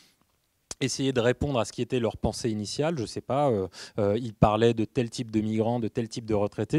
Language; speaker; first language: French; native; French